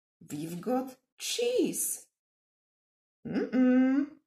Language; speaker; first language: English; non-native, fluent; Czech